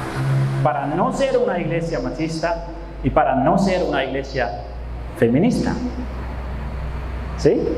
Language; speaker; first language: Spanish; non-native, fluent; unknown